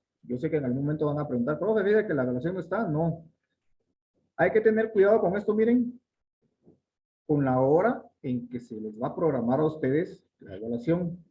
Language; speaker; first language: Spanish; native; Spanish